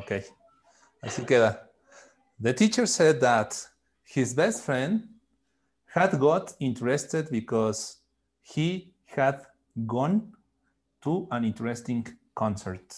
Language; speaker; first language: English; non-native, fluent; Spanish